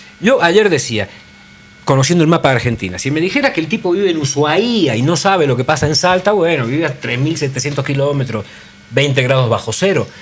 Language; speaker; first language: Spanish; native; Spanish